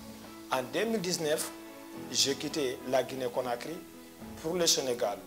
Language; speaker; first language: French; non-native, local second language; Fula